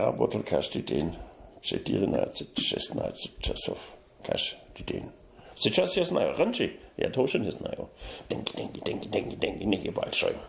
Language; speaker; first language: Russian; non-native, learner; German